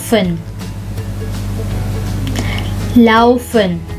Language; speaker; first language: German; non-native, local second language; Filipino